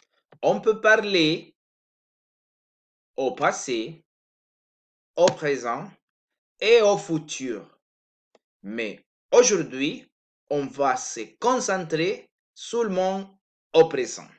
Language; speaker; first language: French; non-native, learner; Spanish